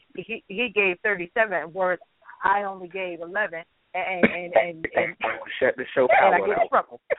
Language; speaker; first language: English; native; English